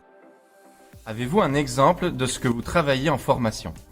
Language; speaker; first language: French; native; French